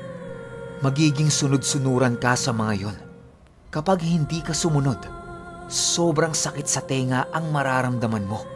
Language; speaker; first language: Filipino; native; Filipino